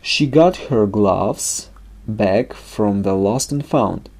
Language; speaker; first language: English; non-native, fluent; Russian